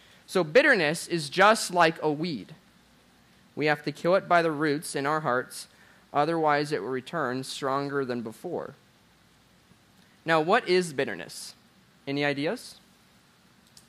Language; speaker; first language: English; native; English